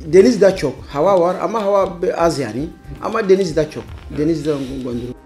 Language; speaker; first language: Turkish; non-native, learner; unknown